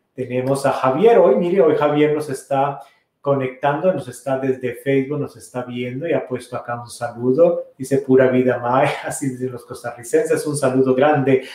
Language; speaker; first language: Spanish; native; Spanish